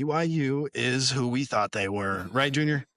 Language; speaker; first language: English; native; English